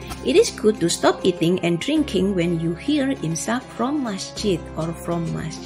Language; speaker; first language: English; non-native, fluent; Indonesian